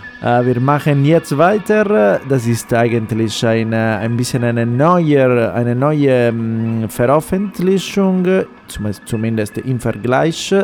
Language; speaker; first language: German; non-native, fluent; Italian